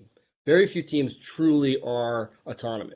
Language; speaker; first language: English; native; English